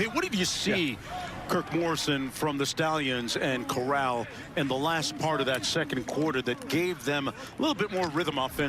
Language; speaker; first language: English; native; English